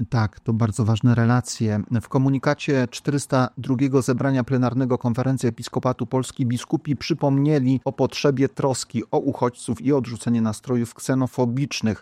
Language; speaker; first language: Polish; native; Polish